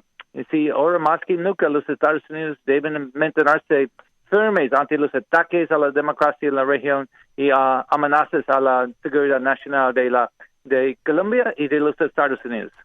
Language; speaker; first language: Spanish; non-native, learner; English